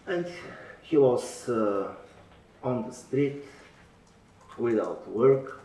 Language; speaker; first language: English; non-native, learner; Bulgarian